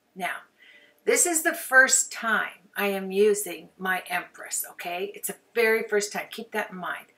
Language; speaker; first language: English; native; English